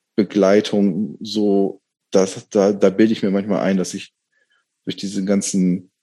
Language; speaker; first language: German; native; German